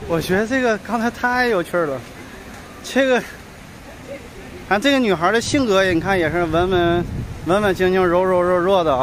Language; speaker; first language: Chinese; native; Chinese